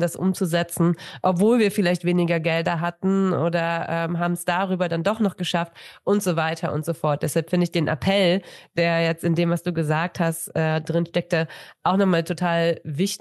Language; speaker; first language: German; native; German